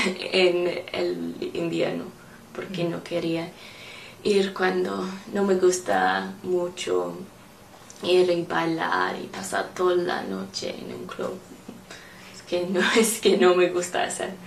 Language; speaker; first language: Spanish; non-native, learner; English